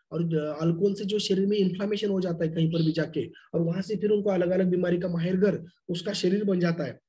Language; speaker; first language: Hindi; non-native, local second language; Marathi